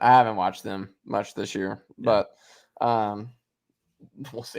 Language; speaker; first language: English; native; English